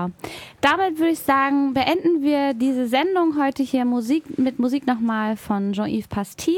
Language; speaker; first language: German; native; German